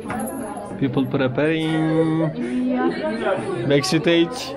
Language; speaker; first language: English; non-native, learner; Turkish